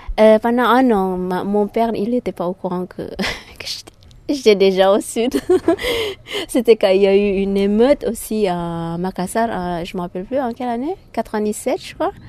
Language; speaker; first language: French; non-native, fluent; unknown